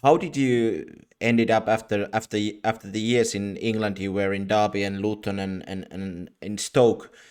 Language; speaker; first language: English; non-native, fluent; Finnish